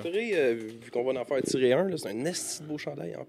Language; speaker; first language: French; native; French